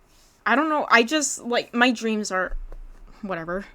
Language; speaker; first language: English; native; English